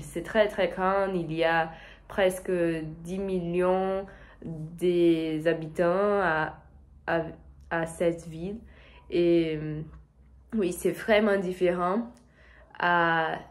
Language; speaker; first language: French; non-native, learner; Portuguese